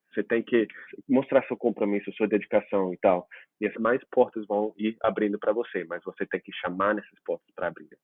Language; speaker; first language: Portuguese; non-native, fluent; English